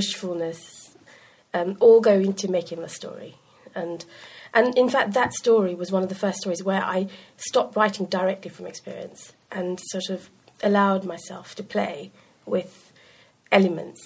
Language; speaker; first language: English; non-native, local second language; Sinhala